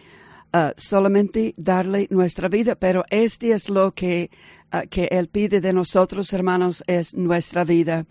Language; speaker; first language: Spanish; early bilingual, heritage; Spanish